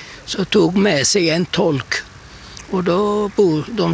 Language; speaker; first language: Swedish; non-native, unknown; Turkish